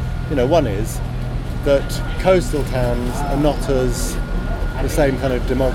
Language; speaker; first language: English; native; English